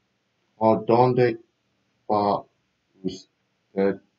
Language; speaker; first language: Spanish; non-native, learner; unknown